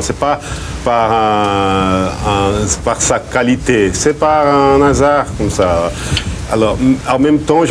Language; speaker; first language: French; non-native, fluent; Portuguese